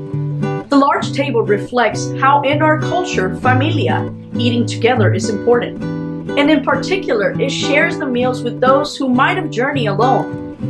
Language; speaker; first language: English; non-native, local second language; Spanish